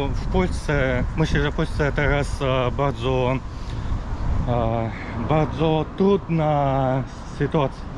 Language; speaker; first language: Polish; early bilingual, heritage; Russian